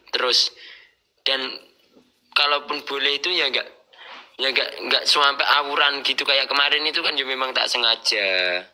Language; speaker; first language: Indonesian; non-native, local second language; Javanese